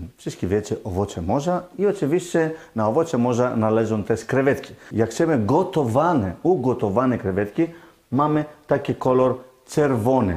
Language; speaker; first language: Polish; non-native, learner; Greek